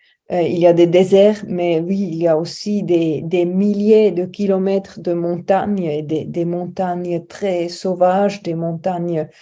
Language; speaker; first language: French; non-native, fluent; German